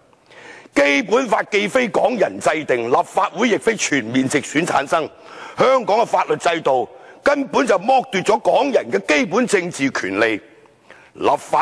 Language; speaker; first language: Chinese; non-native, local second language; Cantonese